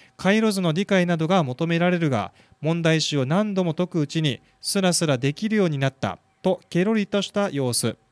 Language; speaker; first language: Japanese; native; Japanese